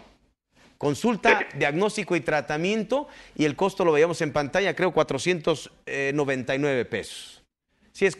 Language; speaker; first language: Spanish; native; Spanish